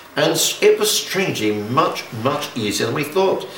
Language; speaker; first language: English; native; English